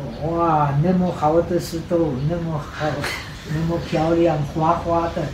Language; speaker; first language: Chinese; non-native, fluent; Czech